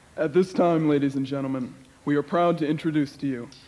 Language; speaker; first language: English; native; English